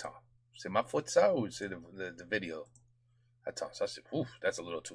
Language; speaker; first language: French; non-native, learner; English